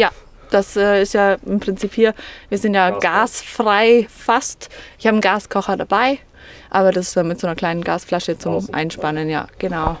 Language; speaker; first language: German; native; German